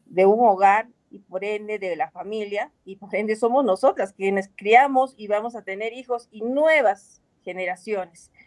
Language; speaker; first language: Spanish; native; Spanish